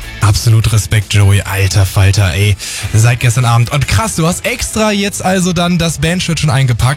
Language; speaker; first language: German; native; German